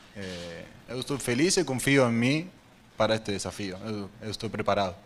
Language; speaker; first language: Portuguese; non-native, learner; Spanish